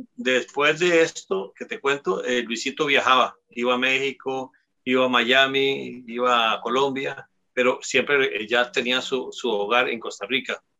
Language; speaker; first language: Spanish; native; Spanish